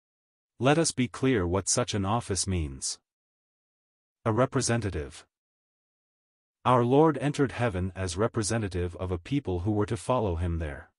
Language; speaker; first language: English; native; English